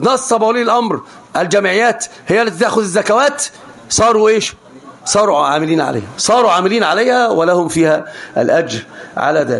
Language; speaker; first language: Arabic; native; Arabic